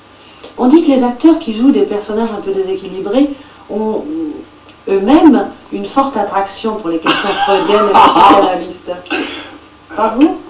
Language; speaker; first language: French; native; French